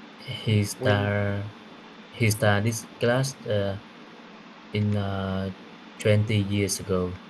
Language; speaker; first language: English; non-native, learner; Vietnamese